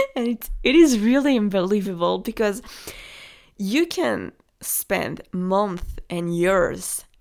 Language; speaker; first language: English; non-native, fluent; French